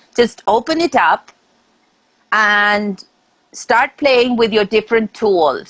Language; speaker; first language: English; non-native, fluent; Spanish